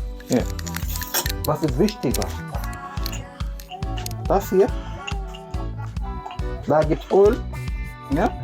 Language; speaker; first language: German; non-native, learner; English